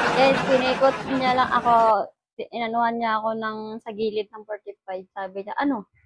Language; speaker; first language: Filipino; non-native, local second language; Hiligaynon